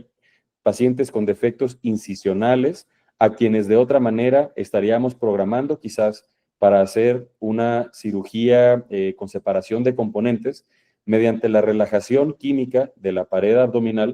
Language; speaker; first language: Spanish; native; Spanish